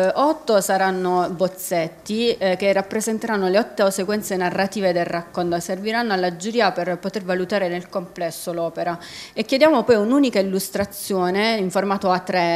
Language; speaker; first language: Italian; native; Italian